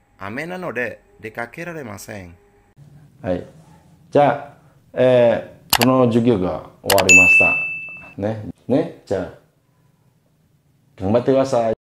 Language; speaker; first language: Japanese; non-native, learner; Indonesian